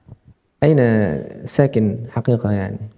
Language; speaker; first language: Arabic; non-native, learner; Indonesian